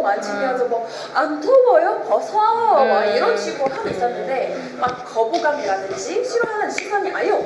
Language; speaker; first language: Korean; non-native, fluent; Arabic